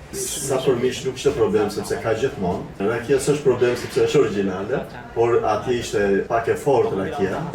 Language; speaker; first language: Albanian; early bilingual, heritage; Albanian